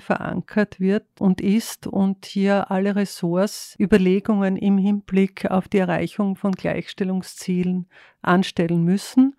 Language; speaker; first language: German; native; German